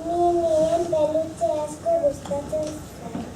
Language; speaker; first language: Basque; non-native, local second language; Spanish